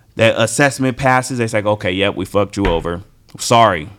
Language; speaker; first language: English; native; English